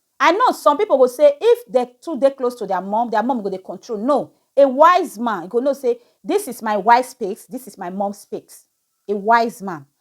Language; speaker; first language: Nigerian Pidgin; native; Nigerian Pidgin